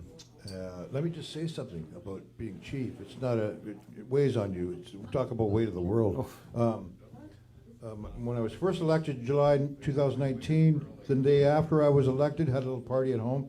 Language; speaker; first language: English; native; English